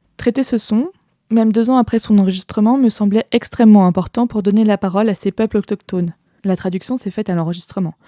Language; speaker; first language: French; native; French